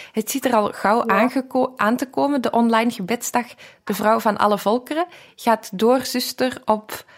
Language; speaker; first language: Dutch; native; Dutch